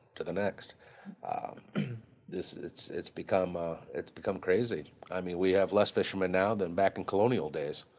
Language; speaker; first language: English; native; English